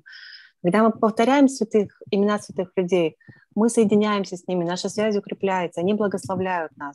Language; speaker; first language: Russian; native; Russian